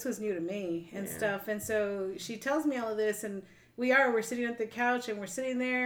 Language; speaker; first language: English; native; English